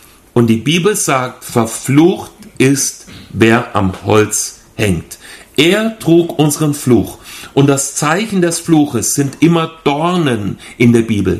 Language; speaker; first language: German; native; German